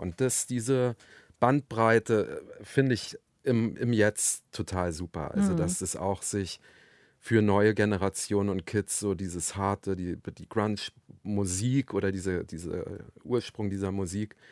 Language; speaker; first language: German; native; German